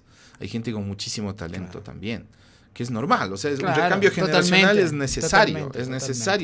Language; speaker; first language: Spanish; native; Spanish